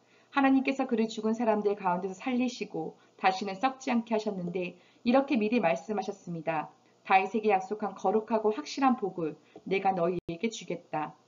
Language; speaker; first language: Korean; native; Korean